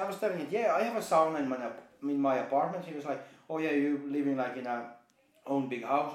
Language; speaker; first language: English; non-native, fluent; Finnish